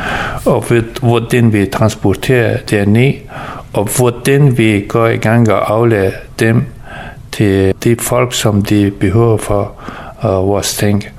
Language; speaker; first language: Danish; early bilingual, other home language; Persian